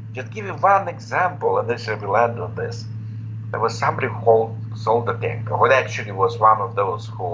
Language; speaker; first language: English; non-native, fluent; Romanian